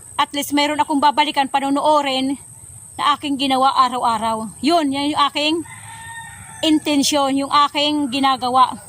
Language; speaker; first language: Filipino; non-native, local second language; Waray